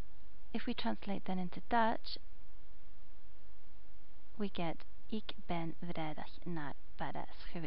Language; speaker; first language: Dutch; non-native, fluent; English